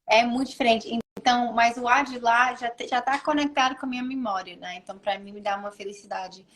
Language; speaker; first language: Portuguese; early bilingual, heritage; English